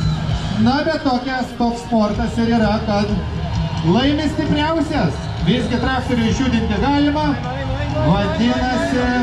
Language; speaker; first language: Lithuanian; native; Lithuanian